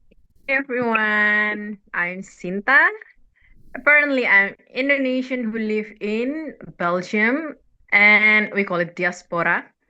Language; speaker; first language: English; early bilingual, heritage; Indonesian